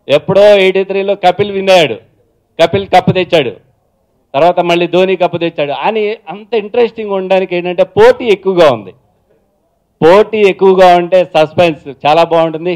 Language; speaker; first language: Telugu; native; Telugu